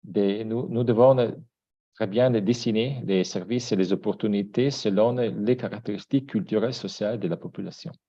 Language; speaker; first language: French; non-native, fluent; Italian